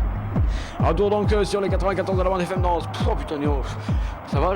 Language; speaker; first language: French; native; French